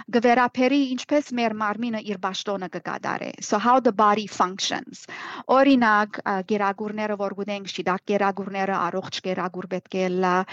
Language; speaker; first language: Armenian; early bilingual, heritage; Armenian